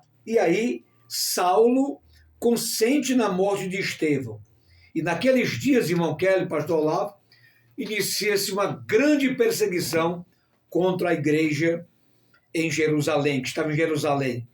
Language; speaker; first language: Portuguese; native; Portuguese